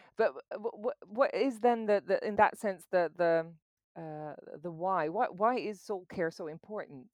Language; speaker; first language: English; non-native, fluent; Dutch